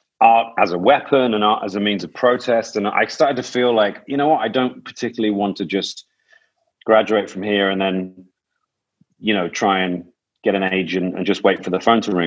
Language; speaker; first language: English; native; English